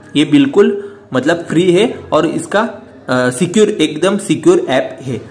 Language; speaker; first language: Hindi; non-native, local second language; Marathi